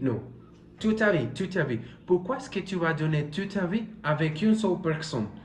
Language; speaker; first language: French; non-native, learner; Spanish